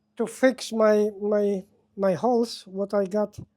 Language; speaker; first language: English; non-native, learner; Polish